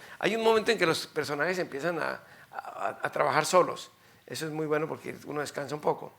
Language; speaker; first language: Spanish; native; Spanish